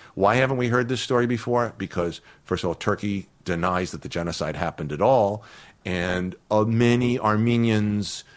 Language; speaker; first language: English; native; English